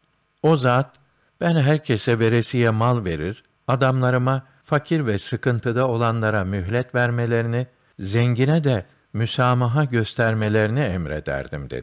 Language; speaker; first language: Turkish; native; Turkish